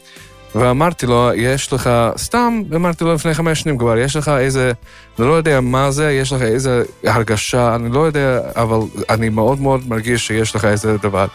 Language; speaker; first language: Hebrew; non-native, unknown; Yiddish